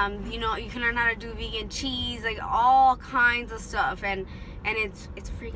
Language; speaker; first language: English; native; English